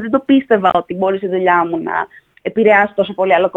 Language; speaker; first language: Greek; native; Greek